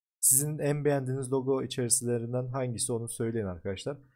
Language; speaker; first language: Turkish; native; Turkish